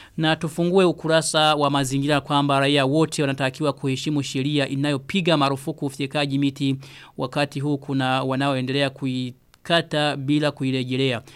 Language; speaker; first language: Swahili; non-native, local second language; Rundi